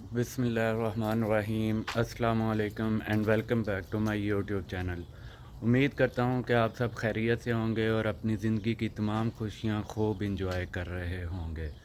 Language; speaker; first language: Urdu; non-native, local second language; Punjabi